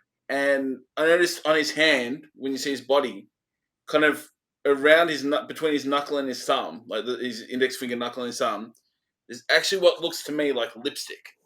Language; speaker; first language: English; native; English